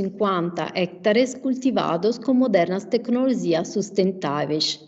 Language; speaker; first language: Portuguese; non-native, fluent; Italian